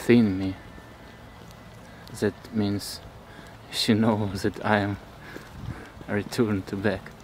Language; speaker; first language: English; non-native, learner; Russian